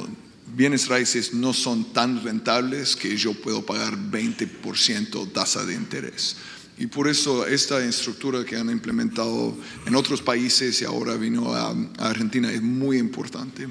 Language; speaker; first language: Spanish; non-native, fluent; English